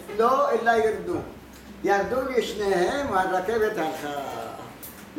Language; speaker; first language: Hebrew; non-native, fluent; Arabic